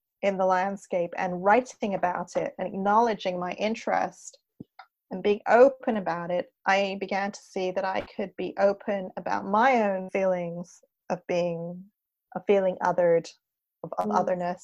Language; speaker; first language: English; native; English